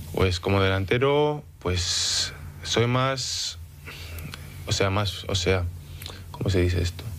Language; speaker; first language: Spanish; early bilingual, other home language; English